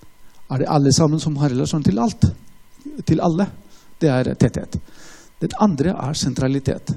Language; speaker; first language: Norwegian; non-native, fluent; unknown